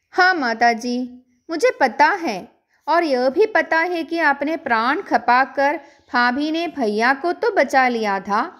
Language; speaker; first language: Hindi; non-native, local second language; Malayalam